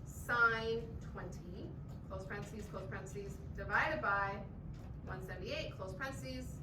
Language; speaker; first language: English; native; English